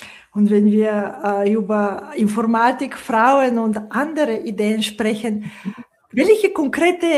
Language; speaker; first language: German; non-native, fluent; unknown